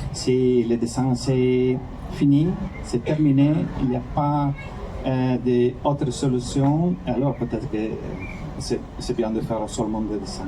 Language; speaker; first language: French; non-native, fluent; Italian